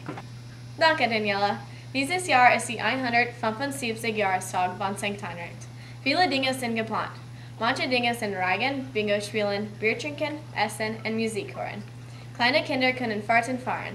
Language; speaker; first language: German; non-native, learner; English